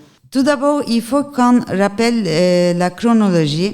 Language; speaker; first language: French; non-native, learner; Turkish